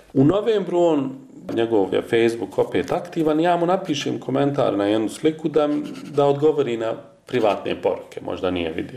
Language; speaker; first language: Croatian; native; Croatian